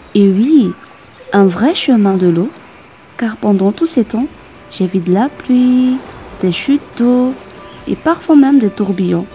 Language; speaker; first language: French; non-native, local second language; Malagasy